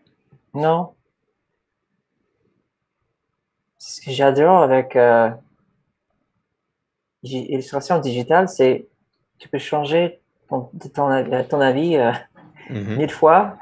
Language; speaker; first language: French; non-native, fluent; English